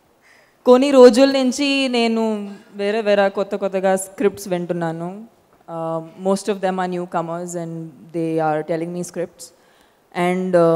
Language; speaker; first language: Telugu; non-native, fluent; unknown